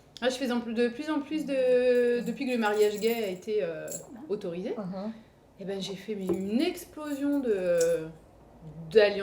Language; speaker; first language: French; native; French